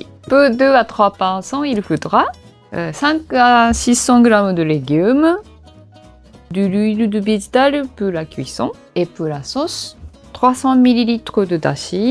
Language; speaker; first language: French; non-native, learner; Japanese